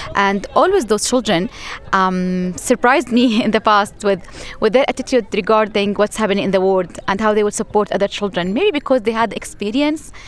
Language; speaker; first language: English; non-native, fluent; Arabic